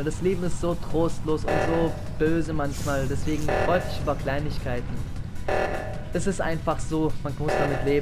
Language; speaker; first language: German; native; German